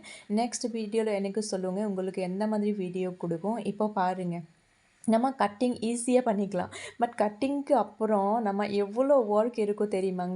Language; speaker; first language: Tamil; non-native, fluent; Assamese